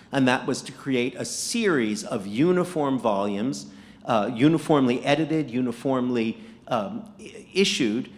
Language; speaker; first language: English; native; English